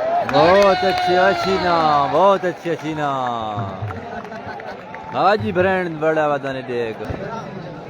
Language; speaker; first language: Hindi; non-native, local second language; Punjabi